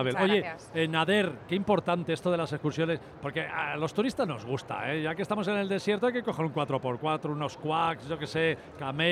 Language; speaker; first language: Spanish; native; Spanish